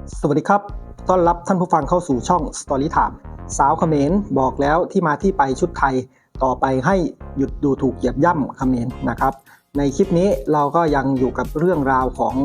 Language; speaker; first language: Thai; native; Thai